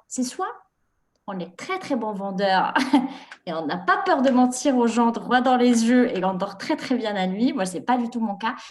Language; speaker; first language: French; non-native, local second language; Arabic